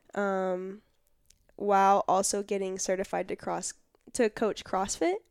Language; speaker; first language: English; native; English